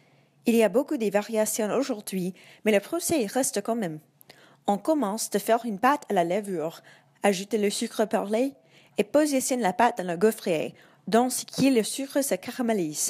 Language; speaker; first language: French; non-native, learner; English